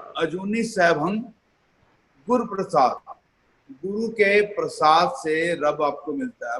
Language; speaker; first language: Hindi; non-native, local second language; Punjabi